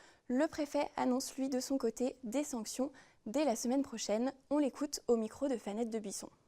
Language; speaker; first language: French; native; French